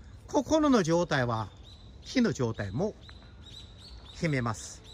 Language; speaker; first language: Japanese; non-native, fluent; Chinese